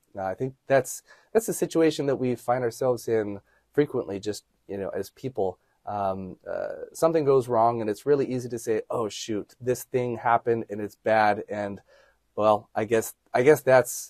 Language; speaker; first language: English; native; English